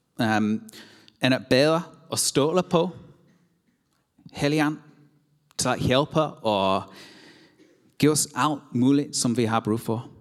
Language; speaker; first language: Danish; non-native, learner; English